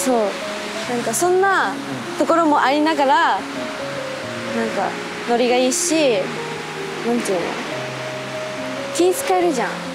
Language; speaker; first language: Japanese; native; Japanese